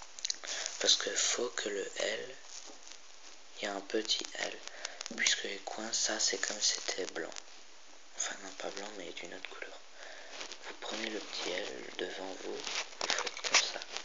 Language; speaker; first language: French; native; French